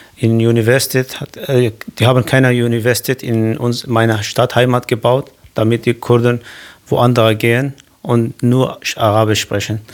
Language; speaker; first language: German; non-native, learner; Kurdish